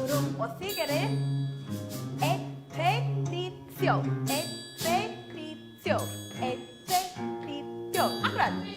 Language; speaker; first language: Icelandic; native; Icelandic